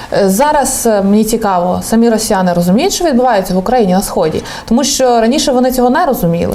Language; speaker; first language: Ukrainian; native; Ukrainian